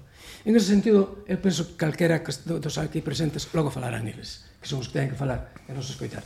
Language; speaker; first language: Galician; native; Galician